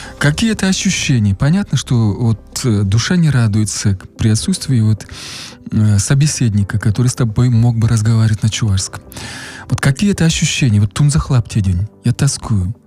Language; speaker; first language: Russian; non-native, local second language; Chuvash